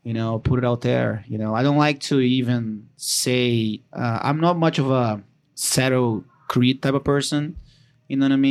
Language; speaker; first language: English; non-native, fluent; Portuguese